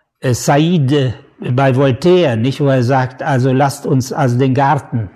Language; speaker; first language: German; native; German